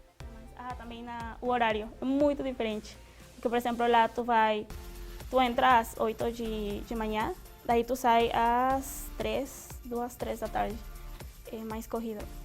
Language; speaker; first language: Portuguese; non-native, fluent; Spanish